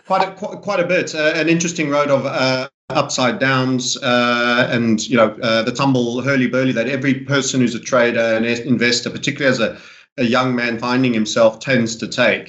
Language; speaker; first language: English; native; English